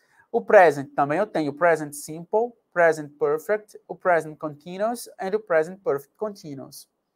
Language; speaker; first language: English; non-native, fluent; Portuguese